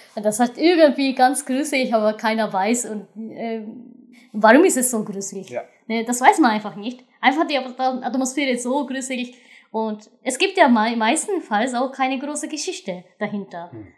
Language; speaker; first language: German; non-native, learner; Japanese